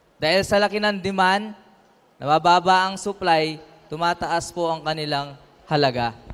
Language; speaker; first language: Filipino; native; Filipino